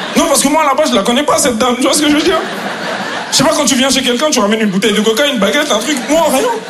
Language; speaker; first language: French; native; French